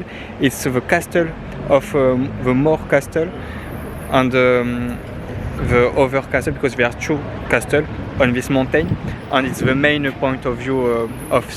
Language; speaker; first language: English; non-native, learner; French